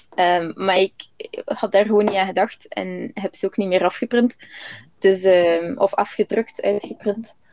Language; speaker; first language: Dutch; native; Dutch